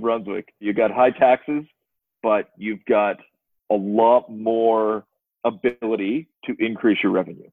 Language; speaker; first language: English; native; English